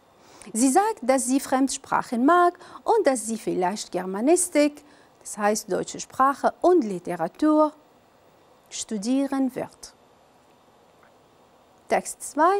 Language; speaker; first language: German; non-native, fluent; Arabic